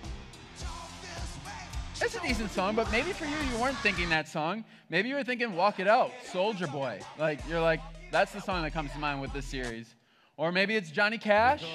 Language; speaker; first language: English; native; English